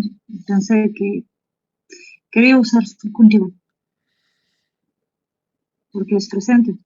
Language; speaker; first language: Spanish; non-native, learner; Russian